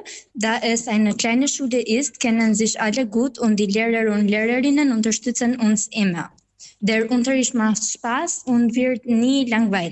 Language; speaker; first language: German; non-native, fluent; Albanian